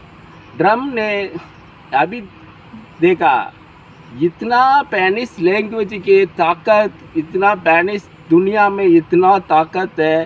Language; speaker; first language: Hindi; non-native, local second language; Tamil